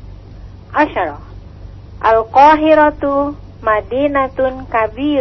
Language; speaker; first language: Arabic; non-native, learner; Indonesian